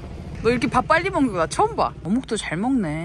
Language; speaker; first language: Korean; native; Korean